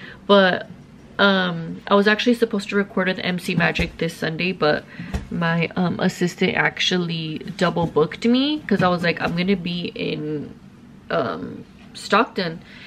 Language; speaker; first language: English; early bilingual, other home language; Spanish